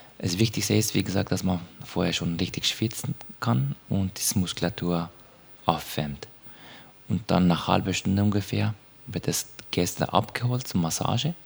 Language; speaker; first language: German; non-native, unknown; Turkish